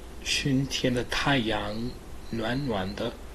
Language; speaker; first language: Chinese; non-native, learner; English